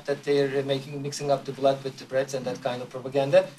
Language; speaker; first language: English; non-native, fluent; Turkish